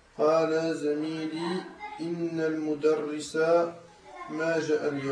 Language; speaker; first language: Arabic; non-native, learner; French